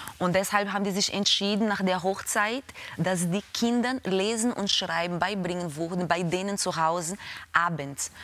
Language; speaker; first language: German; non-native, fluent; Portuguese